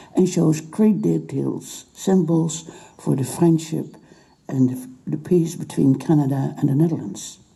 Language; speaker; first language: English; non-native, fluent; Dutch